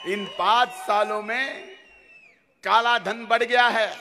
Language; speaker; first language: Hindi; non-native, local second language; Marathi